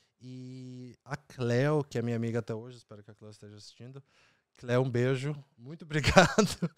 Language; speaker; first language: Portuguese; native; Portuguese